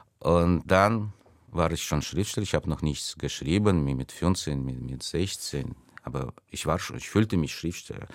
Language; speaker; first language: German; non-native, fluent; Russian